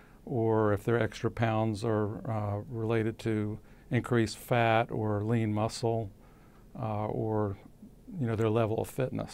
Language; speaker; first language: English; native; English